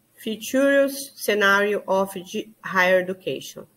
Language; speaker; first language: English; non-native, learner; Portuguese